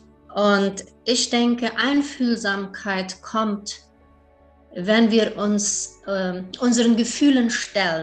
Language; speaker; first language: German; early bilingual, heritage; German